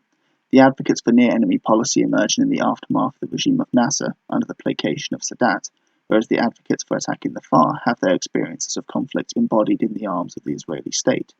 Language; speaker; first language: English; native; English